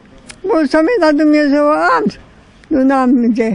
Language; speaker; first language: Romanian; non-native, local second language; Hungarian